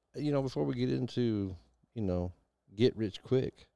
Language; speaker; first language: English; native; English